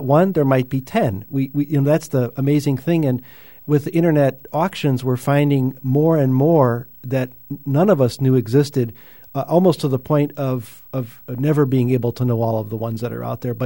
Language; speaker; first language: English; native; English